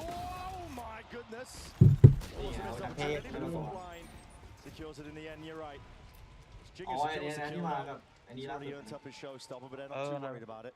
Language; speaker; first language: English; native; English